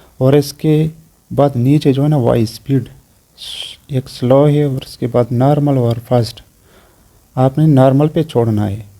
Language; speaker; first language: Urdu; non-native, local second language; Pashto